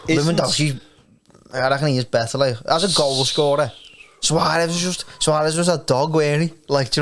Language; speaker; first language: English; native; English